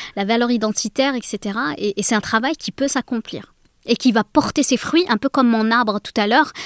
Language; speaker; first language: French; native; French